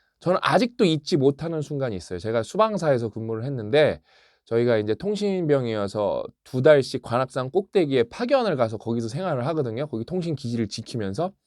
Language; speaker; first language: Korean; native; Korean